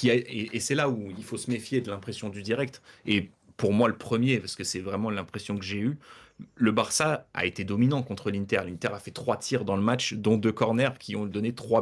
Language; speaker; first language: French; native; French